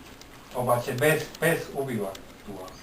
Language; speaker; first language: Bulgarian; non-native, learner; Finnish